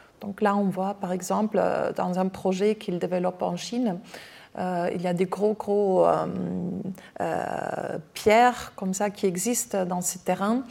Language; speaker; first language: French; non-native, fluent; German